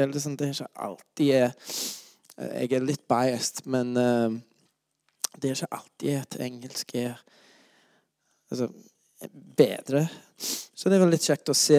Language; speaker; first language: Norwegian; non-native, fluent; English